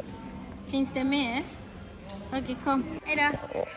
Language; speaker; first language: Swedish; non-native, learner; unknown